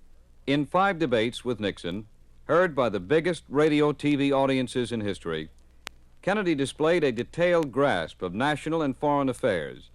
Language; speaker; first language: English; native; English